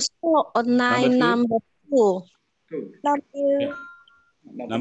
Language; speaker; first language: English; non-native, learner; Indonesian